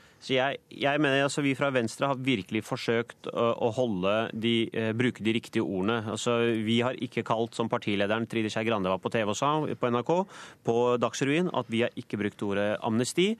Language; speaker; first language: Norwegian; native; Norwegian